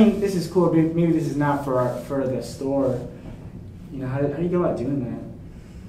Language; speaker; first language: English; native; English